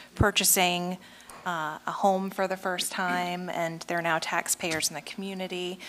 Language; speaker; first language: English; native; English